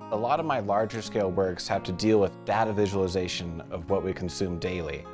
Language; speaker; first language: English; native; English